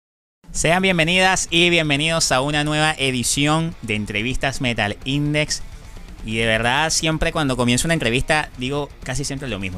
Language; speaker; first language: Spanish; native; Spanish